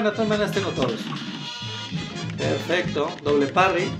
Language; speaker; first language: Spanish; native; Spanish